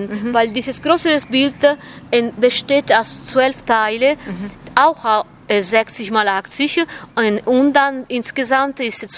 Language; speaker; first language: German; non-native, fluent; Italian